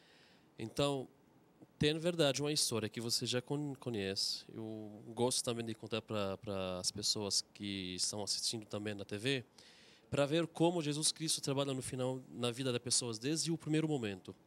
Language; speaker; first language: Portuguese; non-native, fluent; Arabic